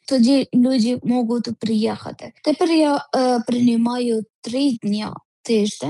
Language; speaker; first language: Ukrainian; non-native, learner; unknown